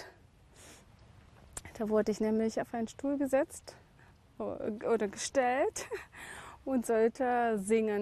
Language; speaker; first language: German; native; German